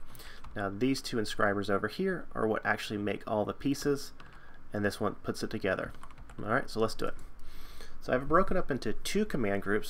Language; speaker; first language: English; native; English